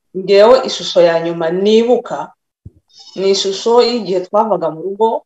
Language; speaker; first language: Kinyarwanda; early bilingual, other home language; Rundi